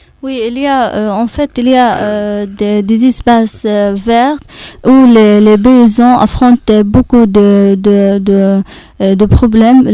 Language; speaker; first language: French; non-native, learner; Arabic